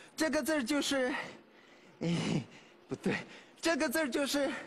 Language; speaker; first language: Chinese; non-native, fluent; Russian